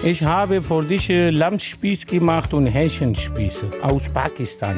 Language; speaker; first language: German; non-native, learner; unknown